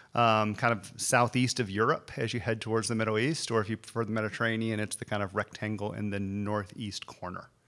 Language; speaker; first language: English; native; English